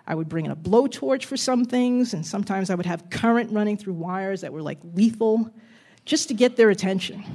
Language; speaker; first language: English; native; English